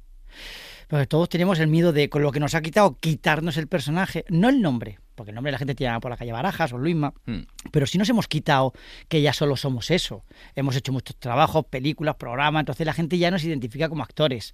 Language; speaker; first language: Spanish; native; Spanish